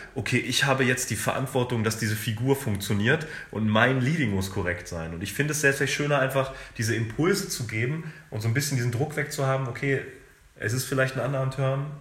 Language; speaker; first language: German; native; German